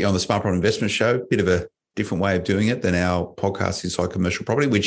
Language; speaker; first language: English; native; English